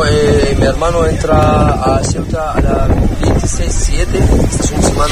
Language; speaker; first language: Spanish; non-native, learner; Arabic